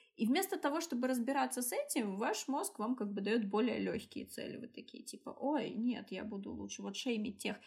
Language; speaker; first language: Russian; native; Russian